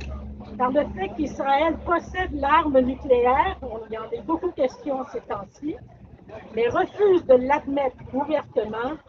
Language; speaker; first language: French; native; French